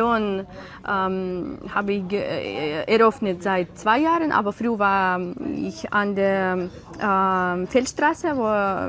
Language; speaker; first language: German; non-native, learner; Ukrainian